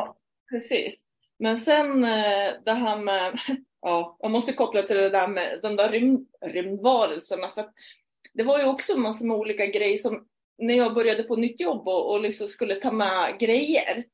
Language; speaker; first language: Swedish; native; Swedish